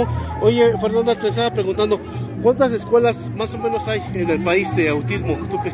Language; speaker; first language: Spanish; native; Spanish